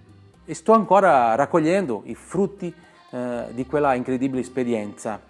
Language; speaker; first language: Italian; non-native, fluent; Portuguese